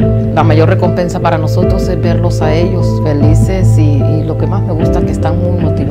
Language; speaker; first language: Spanish; native; Spanish